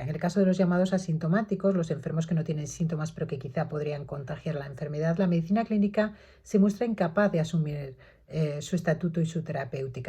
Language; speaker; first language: Spanish; native; Spanish